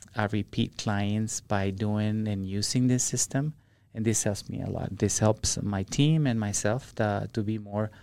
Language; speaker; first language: English; non-native, fluent; Spanish